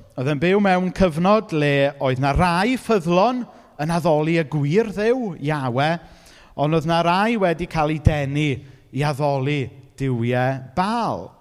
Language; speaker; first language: Welsh; native; Welsh